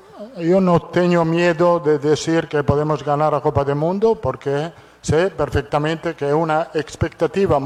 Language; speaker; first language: Portuguese; non-native, fluent; Italian